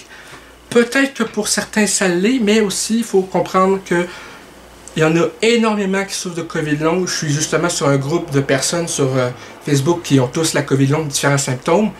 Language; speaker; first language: French; native; French